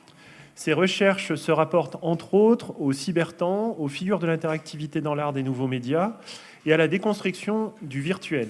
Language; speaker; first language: French; native; French